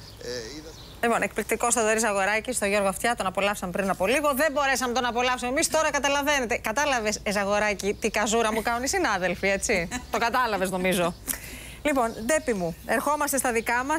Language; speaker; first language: Greek; native; Greek